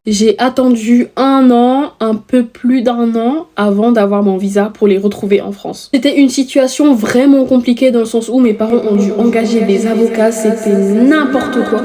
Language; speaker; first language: French; native; French